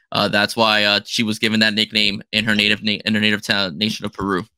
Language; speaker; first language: English; native; English